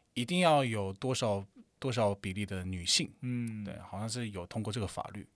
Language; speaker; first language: Chinese; non-native, fluent; Korean